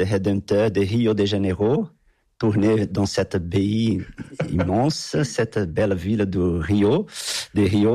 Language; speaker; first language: French; non-native, fluent; Portuguese